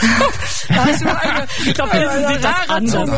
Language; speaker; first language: German; native; German